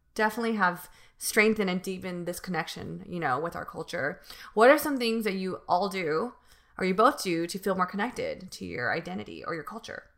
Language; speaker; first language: English; native; English